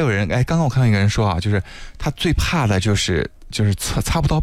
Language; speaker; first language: Chinese; native; Chinese